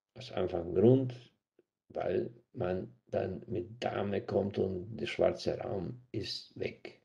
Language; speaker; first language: German; non-native, fluent; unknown